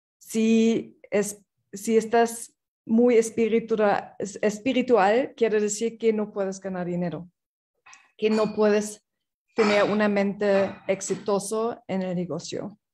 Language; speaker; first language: Spanish; non-native, fluent; English